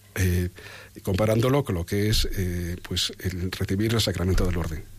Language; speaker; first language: Spanish; native; Spanish